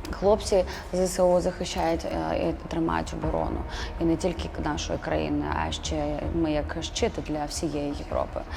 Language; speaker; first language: Ukrainian; non-native, local second language; Russian